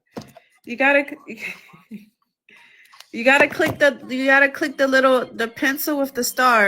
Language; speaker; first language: English; non-native, learner; Tigrinya